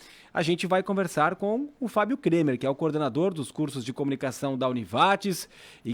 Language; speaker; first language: Portuguese; native; Portuguese